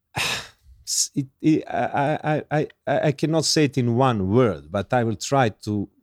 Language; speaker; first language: English; non-native, learner; Serbian